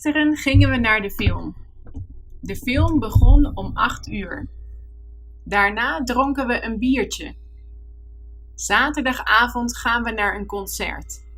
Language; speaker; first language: Dutch; non-native, fluent; Spanish